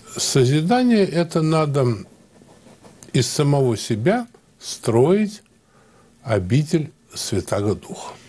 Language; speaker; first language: Russian; native; Russian